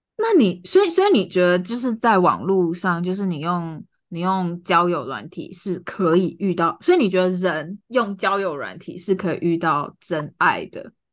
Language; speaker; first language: Chinese; native; Chinese